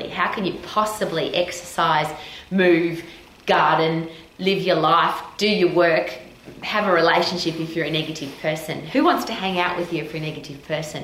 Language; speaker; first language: English; native; English